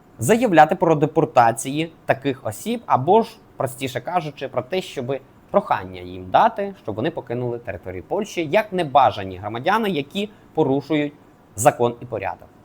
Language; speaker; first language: Ukrainian; native; Ukrainian